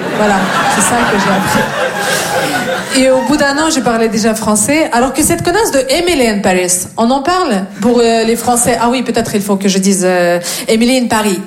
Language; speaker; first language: French; non-native, fluent; Russian